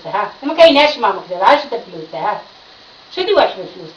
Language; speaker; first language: Arabic; native; Arabic